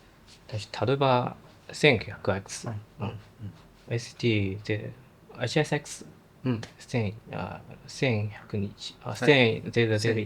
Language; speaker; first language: Japanese; non-native, learner; Chinese